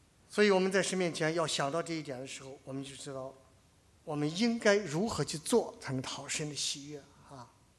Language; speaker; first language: Chinese; native; Chinese